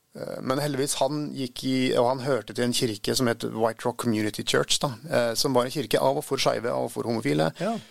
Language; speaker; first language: Norwegian; early bilingual, other home language; Swedish